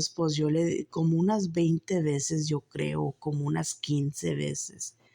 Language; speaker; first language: Spanish; early bilingual, heritage; Spanish